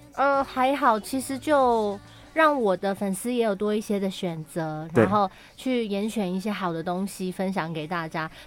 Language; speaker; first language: Chinese; native; Chinese